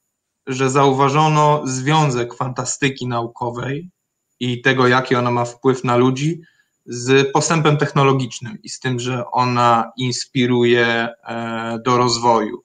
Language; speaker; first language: Polish; native; Polish